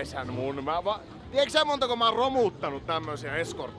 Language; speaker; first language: Finnish; native; Finnish